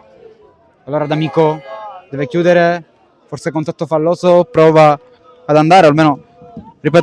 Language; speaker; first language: Italian; native; Italian